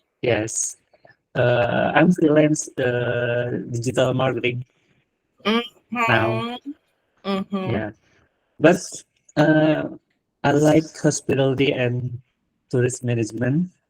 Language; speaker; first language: English; non-native, learner; Indonesian